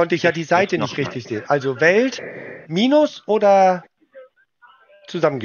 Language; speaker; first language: German; native; German